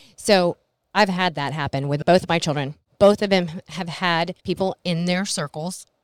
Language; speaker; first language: English; native; English